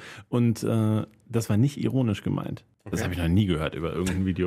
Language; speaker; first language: German; native; German